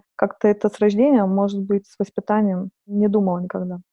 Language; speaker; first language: Russian; non-native, fluent; Lithuanian